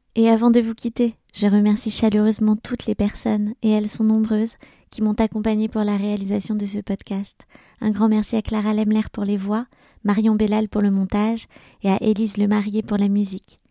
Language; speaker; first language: French; native; French